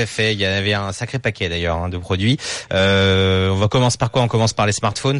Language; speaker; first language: French; native; French